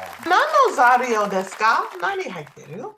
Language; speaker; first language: Japanese; non-native, learner; English